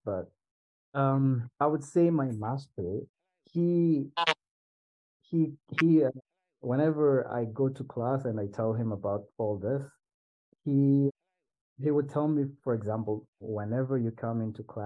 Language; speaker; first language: English; non-native, local second language; Swahili